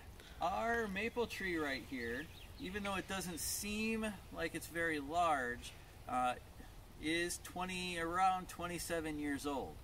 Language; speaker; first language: English; native; English